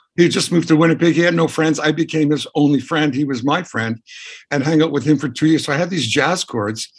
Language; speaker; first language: English; native; English